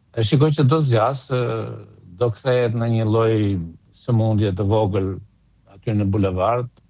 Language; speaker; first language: Albanian; native; Albanian